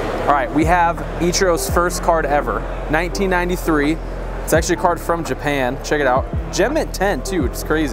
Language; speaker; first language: English; native; English